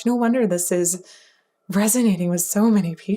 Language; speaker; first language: English; native; English